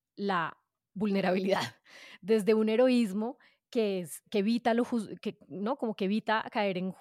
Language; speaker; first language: Spanish; native; Spanish